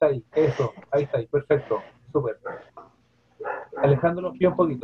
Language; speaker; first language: Spanish; native; Spanish